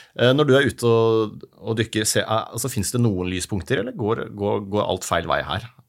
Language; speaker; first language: Norwegian; native; Norwegian